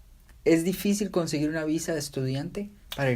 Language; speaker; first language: Portuguese; non-native, learner; Spanish